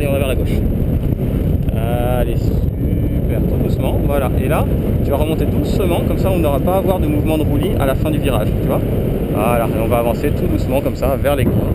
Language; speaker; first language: French; native; French